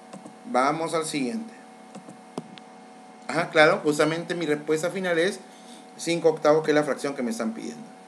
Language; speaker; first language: Spanish; native; Spanish